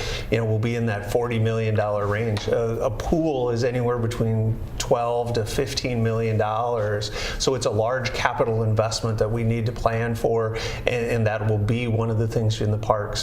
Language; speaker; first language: English; native; English